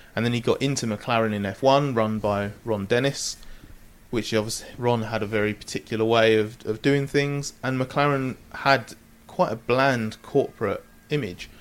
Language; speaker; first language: English; native; English